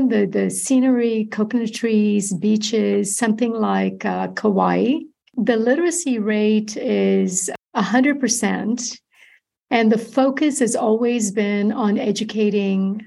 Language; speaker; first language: English; non-native, local second language; Malayalam